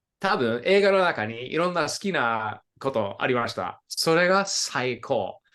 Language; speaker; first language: Japanese; non-native, fluent; English